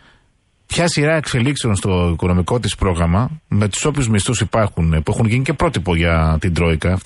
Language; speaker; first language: Greek; native; Greek